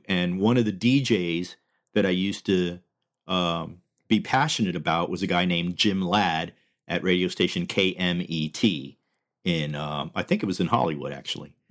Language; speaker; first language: English; early bilingual, other home language; Spanish